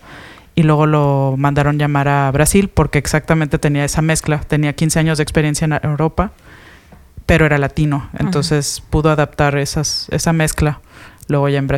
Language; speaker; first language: Spanish; native; Spanish